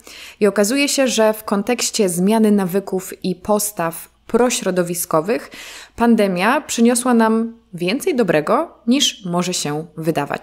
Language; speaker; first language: Polish; native; Polish